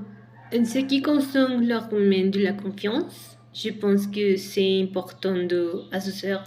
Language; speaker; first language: French; non-native, learner; Spanish